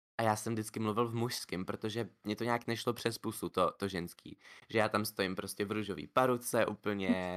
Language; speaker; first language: Czech; native; Czech